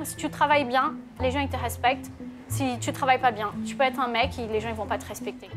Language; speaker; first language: French; non-native, fluent; Portuguese